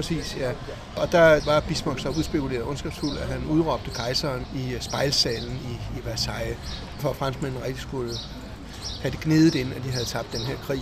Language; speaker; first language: Danish; native; Danish